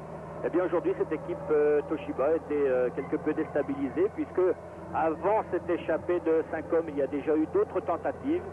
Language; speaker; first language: French; native; French